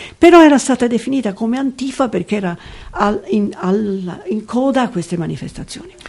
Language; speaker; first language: Italian; native; Italian